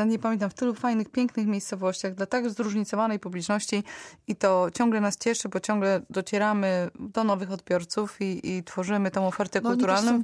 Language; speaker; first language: Polish; native; Polish